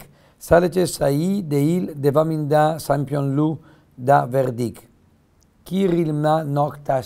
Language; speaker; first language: Turkish; non-native, learner; Italian